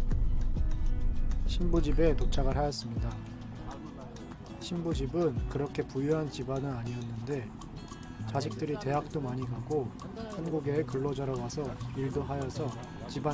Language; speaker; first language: Korean; native; Korean